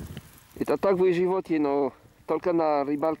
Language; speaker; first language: Russian; non-native, learner; French